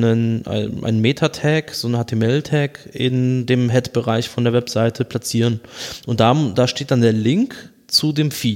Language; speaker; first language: German; native; German